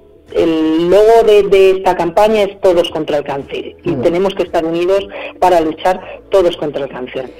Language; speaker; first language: Spanish; native; Spanish